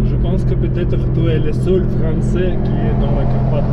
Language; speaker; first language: French; non-native, learner; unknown